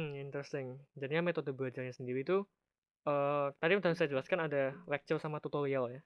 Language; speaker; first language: Indonesian; native; Indonesian